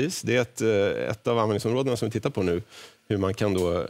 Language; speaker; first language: Swedish; native; Swedish